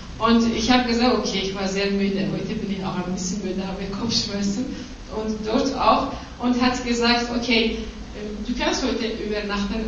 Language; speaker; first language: German; non-native, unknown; Persian